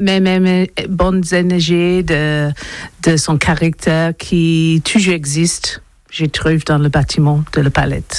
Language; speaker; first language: French; non-native, learner; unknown